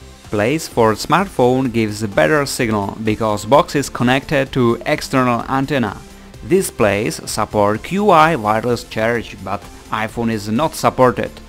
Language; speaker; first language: English; non-native, learner; Czech